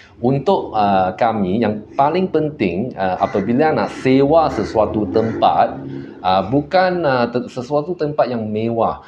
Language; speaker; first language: Malay; non-native, local second language; Chinese